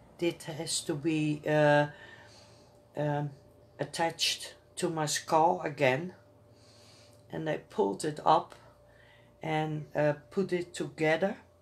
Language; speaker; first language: English; non-native, fluent; Dutch